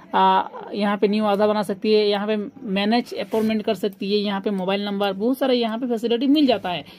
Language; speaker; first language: Hindi; non-native, local second language; Bangla